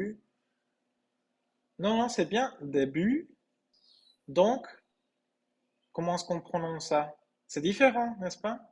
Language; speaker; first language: French; non-native, fluent; Spanish